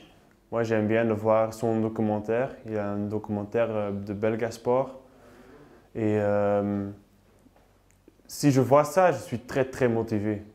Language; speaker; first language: French; non-native, local second language; Dutch